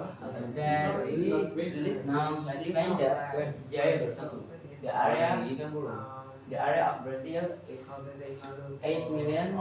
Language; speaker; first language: English; non-native, learner; Indonesian